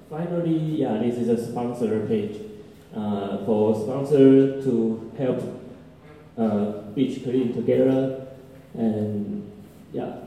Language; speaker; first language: English; non-native, learner; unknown